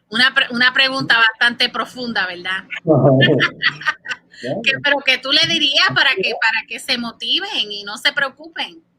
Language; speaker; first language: Spanish; early bilingual, heritage; Spanish